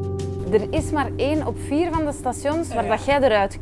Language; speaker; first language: Dutch; native; Dutch